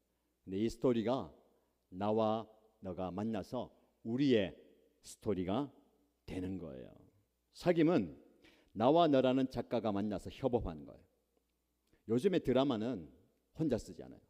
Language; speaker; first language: Korean; native; Korean